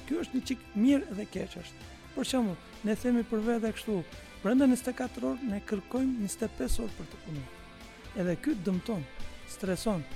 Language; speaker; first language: Albanian; non-native, fluent; Turkish